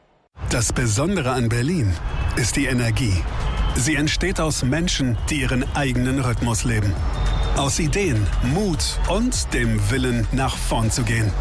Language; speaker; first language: German; native; German